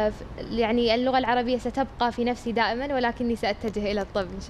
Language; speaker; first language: Arabic; native; Arabic